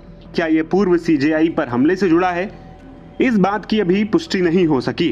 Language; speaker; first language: Hindi; native; Hindi